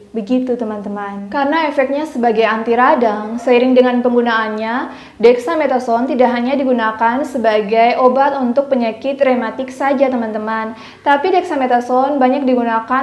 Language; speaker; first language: Indonesian; native; Indonesian